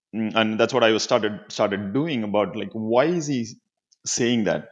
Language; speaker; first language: English; non-native, local second language; Tamil